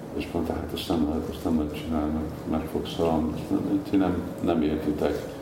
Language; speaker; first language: Hungarian; early bilingual, heritage; Hungarian